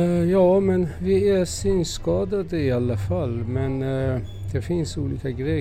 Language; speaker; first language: Swedish; non-native, fluent; Persian